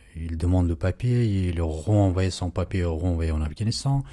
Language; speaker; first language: French; non-native, fluent; Urdu